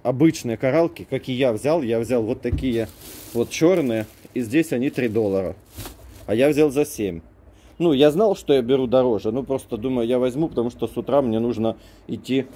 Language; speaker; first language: Russian; native; Russian